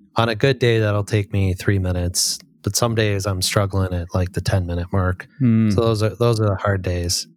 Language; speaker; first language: English; native; English